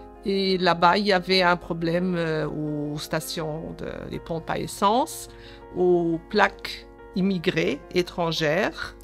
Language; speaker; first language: French; early bilingual, other home language; Portuguese